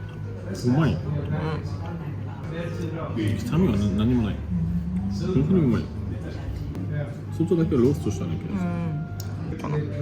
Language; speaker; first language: Japanese; non-native, fluent; French